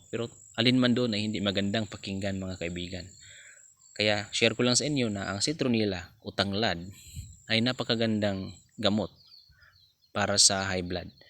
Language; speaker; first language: Filipino; non-native, local second language; Cebuano